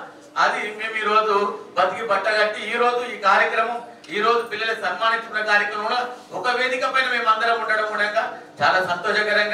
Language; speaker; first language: Telugu; native; Telugu